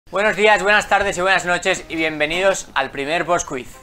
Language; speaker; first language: Spanish; native; Spanish